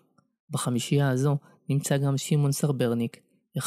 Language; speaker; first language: Hebrew; native; Hebrew